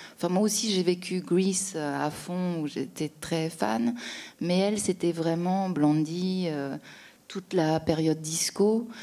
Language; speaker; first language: French; native; French